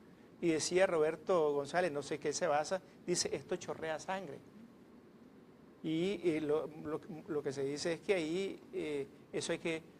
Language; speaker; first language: Spanish; native; Spanish